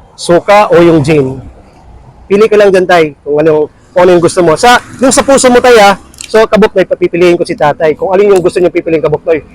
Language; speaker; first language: Filipino; non-native, local second language; Cebuano